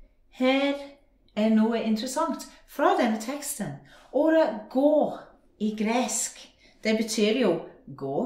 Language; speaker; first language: Norwegian; non-native, fluent; English